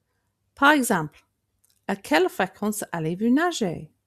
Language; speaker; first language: French; non-native, fluent; English